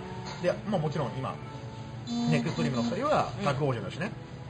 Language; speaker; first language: Japanese; native; Japanese